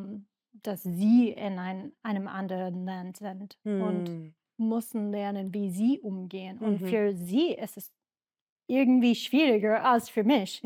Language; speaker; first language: German; non-native, fluent; English